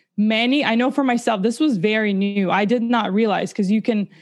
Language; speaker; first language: English; early bilingual, other home language; Russian